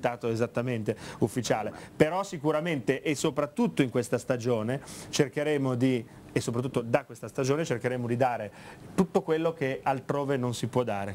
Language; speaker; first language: Italian; native; Italian